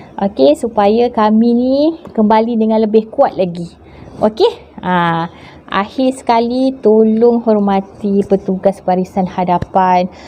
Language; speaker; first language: Malay; native; Malay